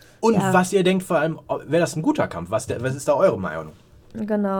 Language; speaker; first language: German; native; German